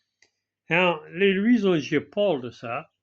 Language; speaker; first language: French; non-native, fluent; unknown